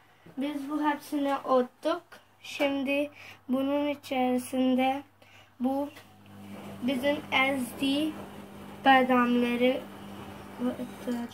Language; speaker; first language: Turkish; non-native, learner; Urdu